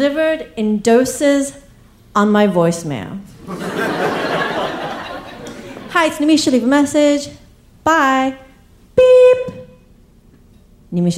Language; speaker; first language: English; native; English